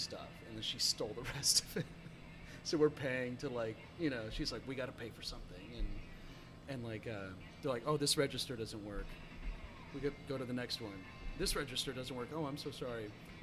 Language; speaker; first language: English; native; English